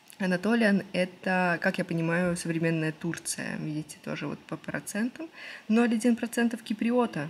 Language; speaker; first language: Russian; native; Russian